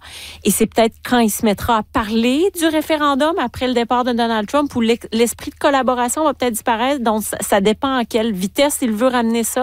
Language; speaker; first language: French; native; French